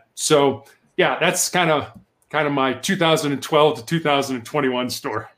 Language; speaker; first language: English; native; English